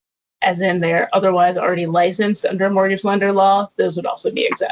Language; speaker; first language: English; native; English